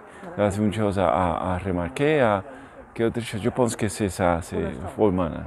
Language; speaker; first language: French; non-native, learner; Spanish